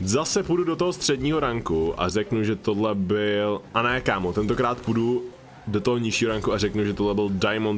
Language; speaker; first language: Czech; native; Czech